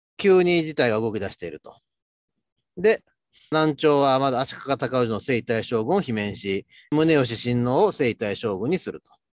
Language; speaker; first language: Japanese; native; Japanese